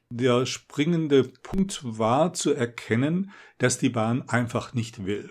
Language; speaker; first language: German; native; German